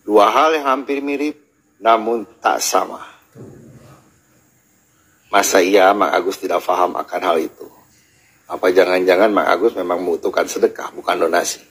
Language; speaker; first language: Indonesian; native; Indonesian